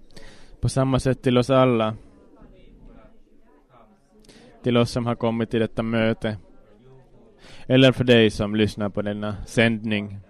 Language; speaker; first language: Swedish; non-native, local second language; Finnish